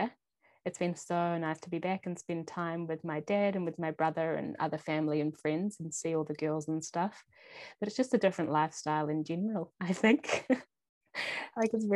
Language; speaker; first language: English; native; English